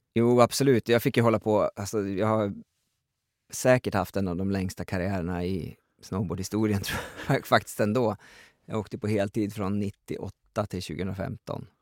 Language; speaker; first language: Swedish; native; Swedish